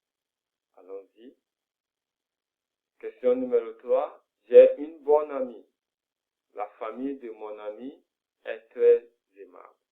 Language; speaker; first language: French; non-native, fluent; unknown